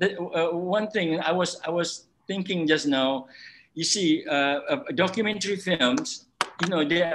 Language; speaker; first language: English; non-native, local second language; Malay